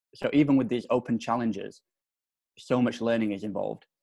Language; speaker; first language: English; native; English